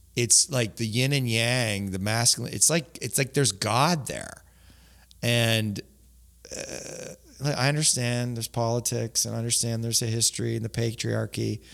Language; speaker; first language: English; native; English